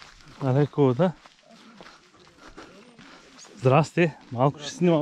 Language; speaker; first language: Bulgarian; non-native, local second language; Turkish